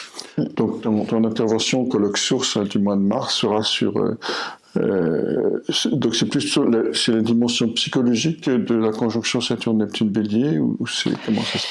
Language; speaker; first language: French; native; French